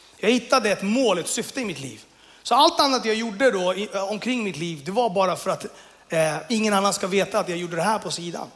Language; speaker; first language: Swedish; early bilingual, other home language; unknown